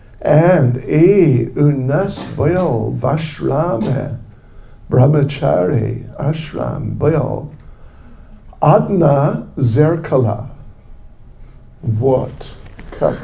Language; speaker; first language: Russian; non-native, learner; English